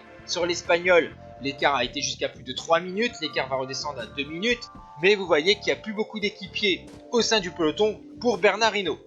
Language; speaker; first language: French; native; French